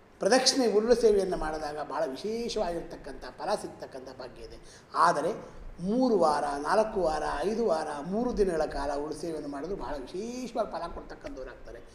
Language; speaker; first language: Kannada; native; Kannada